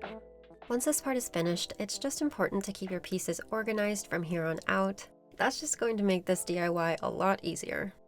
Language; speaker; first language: English; native; English